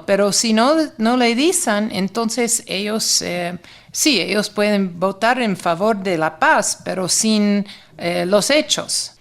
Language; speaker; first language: Spanish; non-native, fluent; English